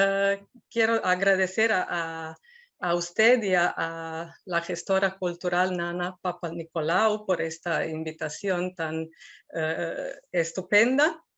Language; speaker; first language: Spanish; non-native, fluent; Serbian